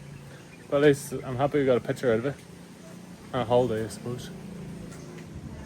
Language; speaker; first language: English; native; English